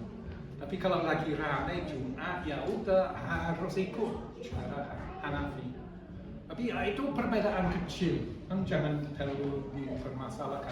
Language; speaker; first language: Indonesian; non-native, fluent; English